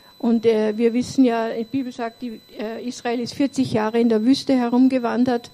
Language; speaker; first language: German; native; German